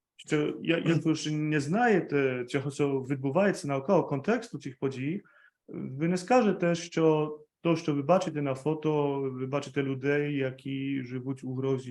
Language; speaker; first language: Ukrainian; non-native, fluent; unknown